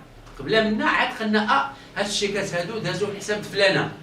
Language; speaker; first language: Arabic; native; Arabic